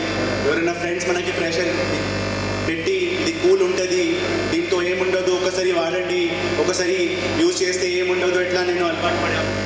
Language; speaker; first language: Telugu; non-native, fluent; Hindi